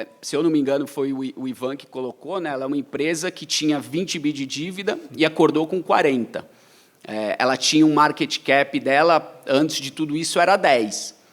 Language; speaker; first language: Portuguese; native; Portuguese